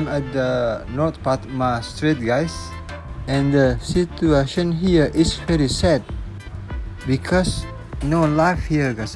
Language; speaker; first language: English; non-native, local second language; Indonesian